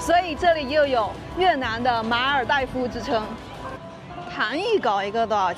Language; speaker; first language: Chinese; native; Chinese